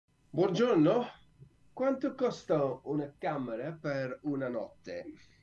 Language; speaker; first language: Italian; non-native, learner; English